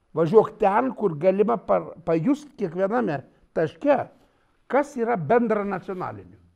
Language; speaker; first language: Lithuanian; native; Lithuanian